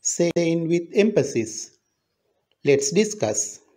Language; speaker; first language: English; non-native, local second language; Sinhala